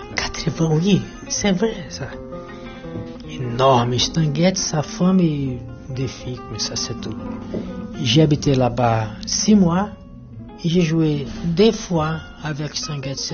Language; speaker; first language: French; non-native, fluent; Portuguese